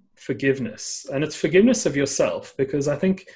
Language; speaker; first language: English; native; English